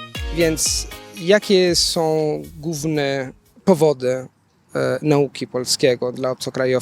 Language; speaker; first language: Polish; non-native, fluent; Italian